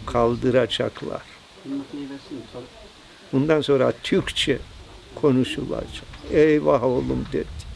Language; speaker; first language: Turkish; non-native, local second language; Greek